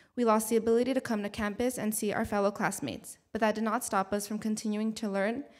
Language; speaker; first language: English; early bilingual, other home language; Spanish